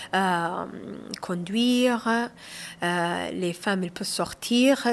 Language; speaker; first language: French; non-native, fluent; Arabic